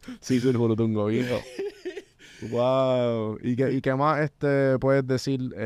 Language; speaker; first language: Spanish; native; Spanish